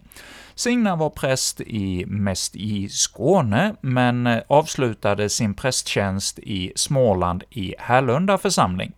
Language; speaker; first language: Swedish; native; Swedish